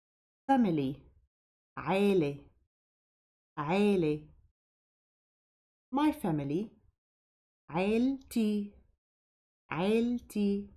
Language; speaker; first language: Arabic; native; Arabic